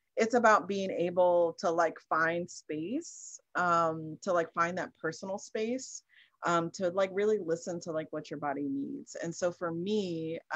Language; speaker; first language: English; native; English